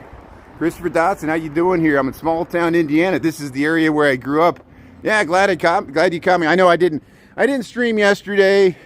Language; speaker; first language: English; native; English